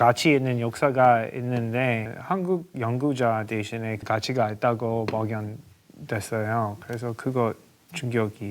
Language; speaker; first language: Korean; non-native, fluent; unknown